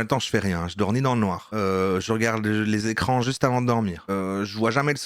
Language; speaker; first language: French; native; French